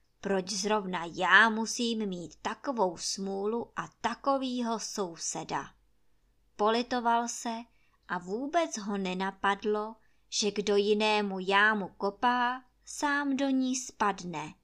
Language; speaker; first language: Czech; native; Czech